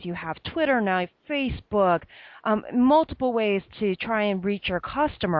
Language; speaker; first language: English; native; English